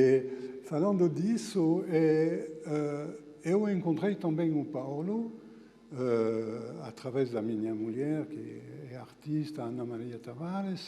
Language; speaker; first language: Portuguese; non-native, fluent; French